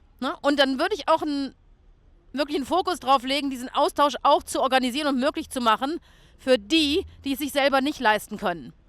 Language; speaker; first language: German; native; German